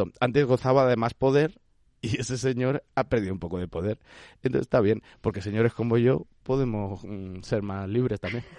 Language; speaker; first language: Spanish; native; Spanish